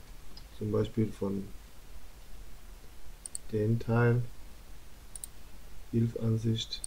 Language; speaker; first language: German; non-native, learner; Turkish